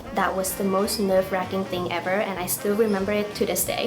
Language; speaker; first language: English; early bilingual, other home language; Thai